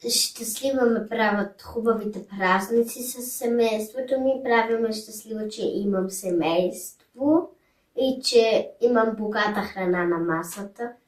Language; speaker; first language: Bulgarian; early bilingual, heritage; German